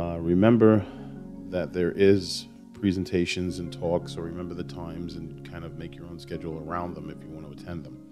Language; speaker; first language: English; native; English